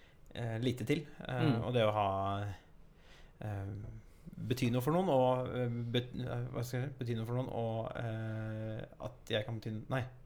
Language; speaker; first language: Norwegian; native; Norwegian